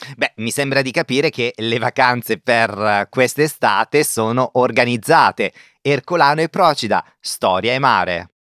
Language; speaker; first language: Italian; native; Italian